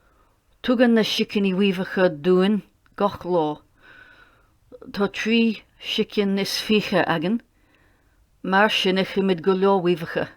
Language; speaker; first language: Irish; non-native, learner; English